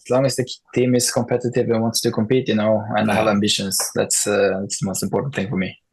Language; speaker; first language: English; non-native, fluent; Norwegian